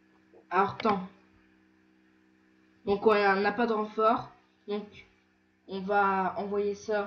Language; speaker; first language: French; native; French